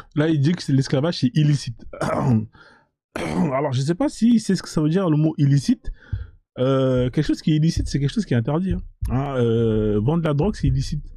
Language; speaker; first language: French; native; French